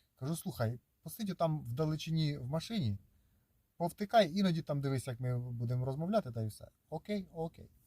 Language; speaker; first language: Ukrainian; native; Ukrainian